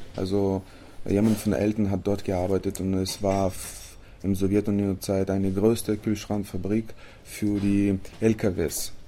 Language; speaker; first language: German; non-native, fluent; Romanian